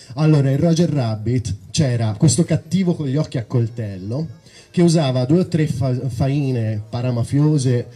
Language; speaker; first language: Italian; native; Italian